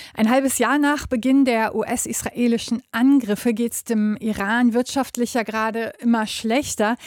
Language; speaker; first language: German; native; German